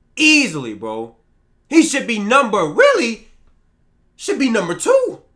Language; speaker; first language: English; native; English